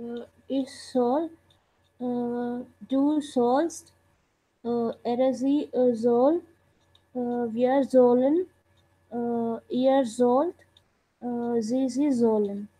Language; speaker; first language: German; non-native, learner; Telugu